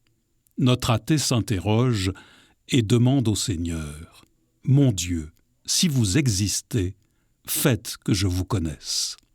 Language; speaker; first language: French; native; French